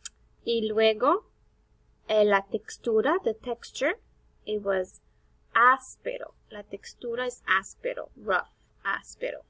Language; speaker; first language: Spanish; non-native, fluent; English